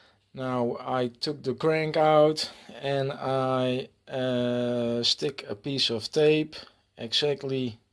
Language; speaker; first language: English; non-native, fluent; Dutch